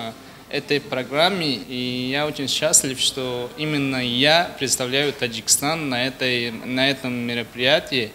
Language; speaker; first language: Russian; non-native, fluent; Tajik